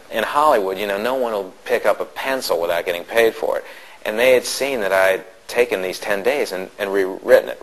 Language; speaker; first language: English; native; English